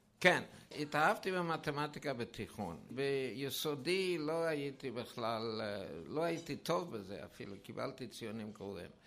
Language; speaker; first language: Hebrew; non-native, fluent; English